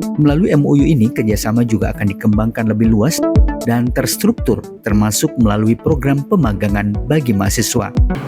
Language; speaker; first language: Indonesian; native; Indonesian